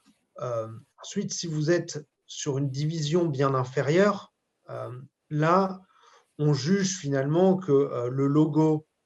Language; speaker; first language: French; native; French